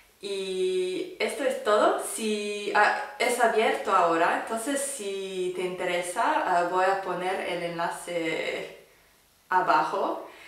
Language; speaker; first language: Spanish; non-native, fluent; English